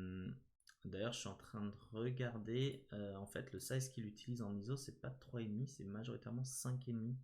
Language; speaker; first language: French; native; French